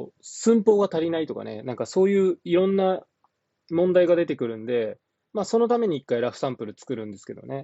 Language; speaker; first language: Japanese; native; Japanese